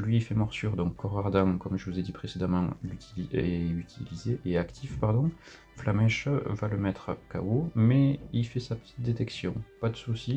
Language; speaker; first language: French; native; French